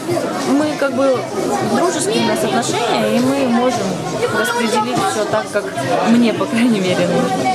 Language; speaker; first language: Russian; native; Russian